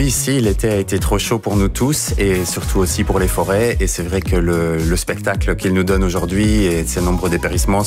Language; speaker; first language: French; native; French